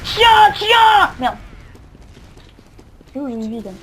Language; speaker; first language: French; native; French